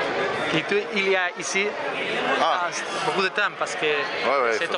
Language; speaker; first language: French; non-native, learner; Spanish